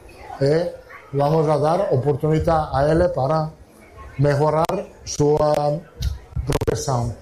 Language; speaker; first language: Portuguese; non-native, fluent; Italian